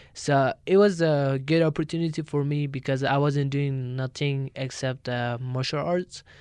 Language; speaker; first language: English; non-native, learner; Turkish